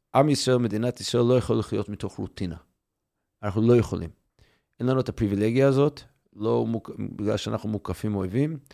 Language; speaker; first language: Hebrew; non-native, fluent; English